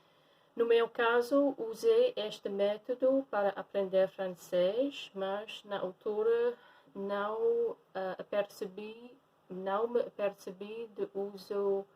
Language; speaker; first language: Portuguese; non-native, fluent; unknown